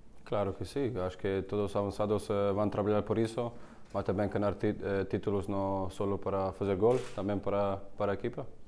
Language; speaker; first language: Portuguese; non-native, learner; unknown